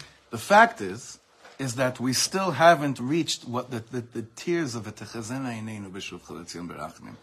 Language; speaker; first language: English; native; English